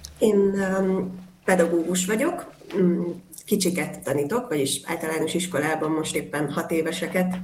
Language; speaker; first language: Hungarian; native; Hungarian